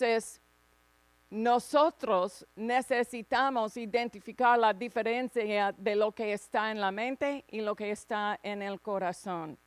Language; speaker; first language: Spanish; non-native, fluent; English